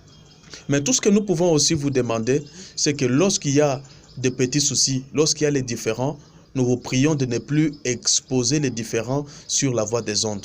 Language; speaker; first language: French; non-native, local second language; Luba-Lulua